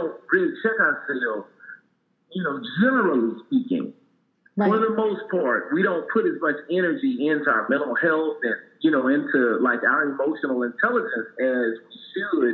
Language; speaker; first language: English; native; English